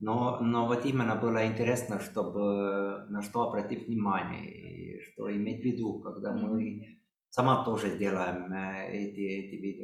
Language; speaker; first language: Russian; non-native, local second language; Estonian